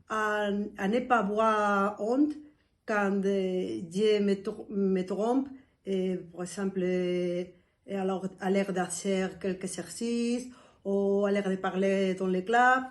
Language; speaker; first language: French; non-native, fluent; Spanish